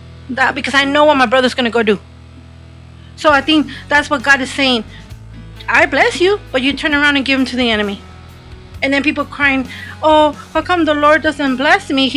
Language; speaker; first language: English; early bilingual, other home language; Spanish